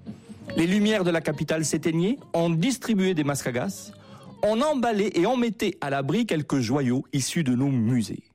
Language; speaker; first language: French; native; French